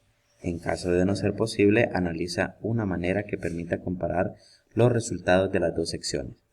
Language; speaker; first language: Spanish; native; Spanish